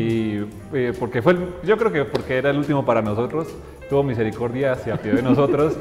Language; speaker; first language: Spanish; native; Spanish